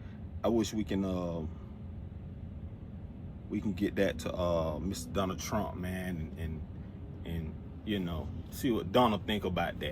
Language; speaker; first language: English; native; English